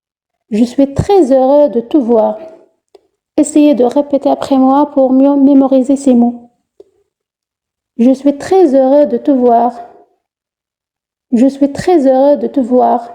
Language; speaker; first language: French; non-native, fluent; Arabic